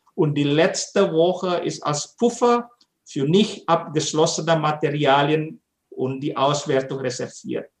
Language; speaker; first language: German; non-native, fluent; Indonesian